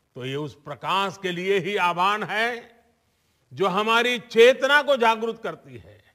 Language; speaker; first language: Hindi; non-native, local second language; Gujarati